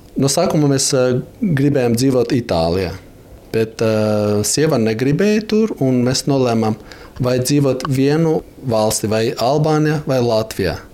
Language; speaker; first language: Latvian; non-native, fluent; Albanian